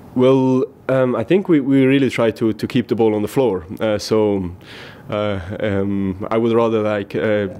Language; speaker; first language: English; non-native, fluent; German